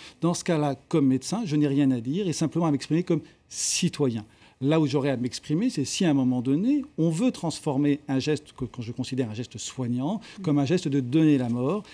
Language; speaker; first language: French; native; French